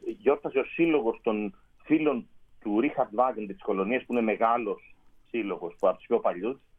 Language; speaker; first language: Greek; native; Greek